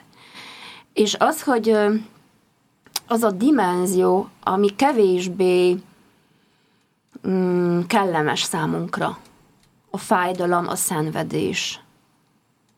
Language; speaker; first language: Hungarian; non-native, fluent; Polish